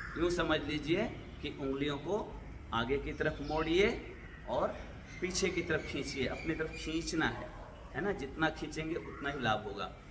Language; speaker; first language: Hindi; native; Hindi